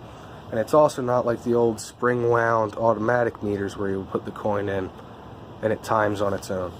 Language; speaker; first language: English; native; English